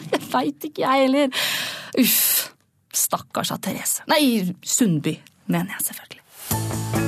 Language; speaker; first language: Norwegian; native; Norwegian